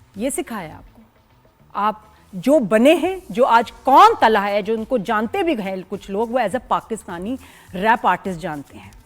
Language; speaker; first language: Urdu; native; Urdu